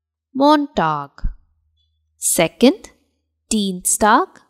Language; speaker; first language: German; non-native, fluent; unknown